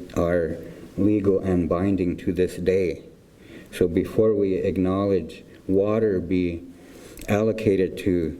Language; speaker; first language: English; native; English